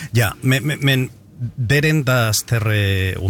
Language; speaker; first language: Norwegian; non-native, fluent; Spanish